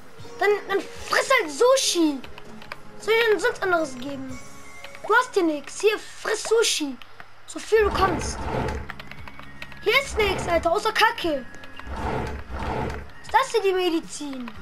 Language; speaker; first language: German; native; German